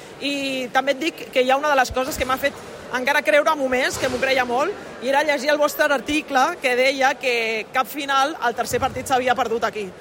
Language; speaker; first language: Catalan; early bilingual, other home language; Spanish